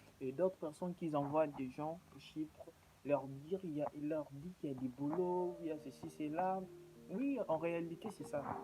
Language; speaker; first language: French; non-native, local second language; Lingala